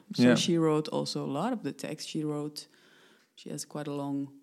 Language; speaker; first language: English; non-native, fluent; Finnish